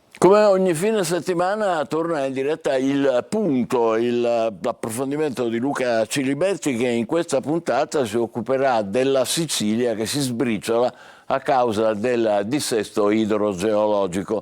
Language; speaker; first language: Italian; native; Italian